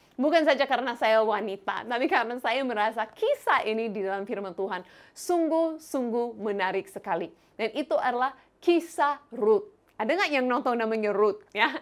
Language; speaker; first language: Indonesian; non-native, fluent; English